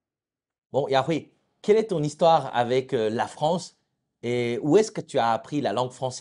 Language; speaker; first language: French; native; French